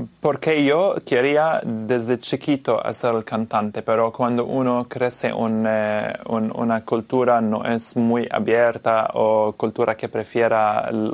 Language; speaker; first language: Spanish; non-native, learner; Italian